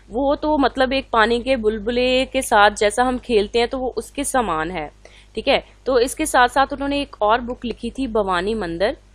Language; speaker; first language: Hindi; non-native, local second language; Punjabi